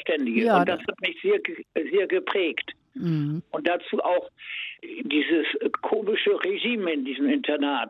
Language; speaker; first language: German; native; German